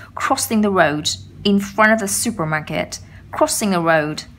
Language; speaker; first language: English; non-native, fluent; Vietnamese